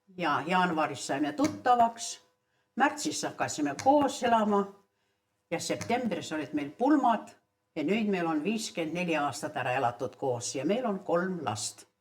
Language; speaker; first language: Estonian; early bilingual, heritage; Estonian